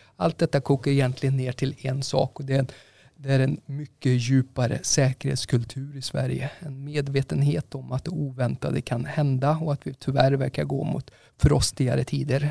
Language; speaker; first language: Swedish; native; Swedish